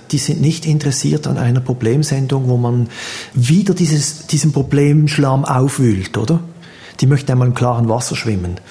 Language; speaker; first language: German; native; German